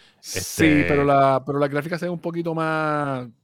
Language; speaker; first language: Spanish; native; Spanish